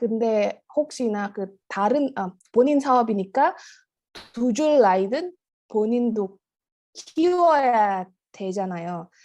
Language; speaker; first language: Korean; non-native, fluent; Indonesian